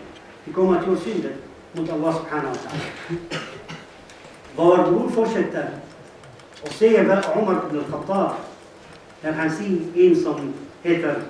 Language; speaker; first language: Swedish; non-native, fluent; Arabic